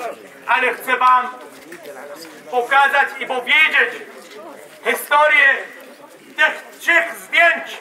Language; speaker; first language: Polish; non-native, fluent; Arabic